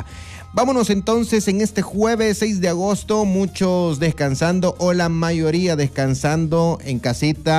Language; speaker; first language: Spanish; native; Spanish